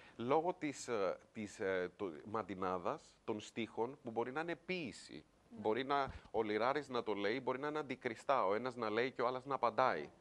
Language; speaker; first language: Greek; native; Greek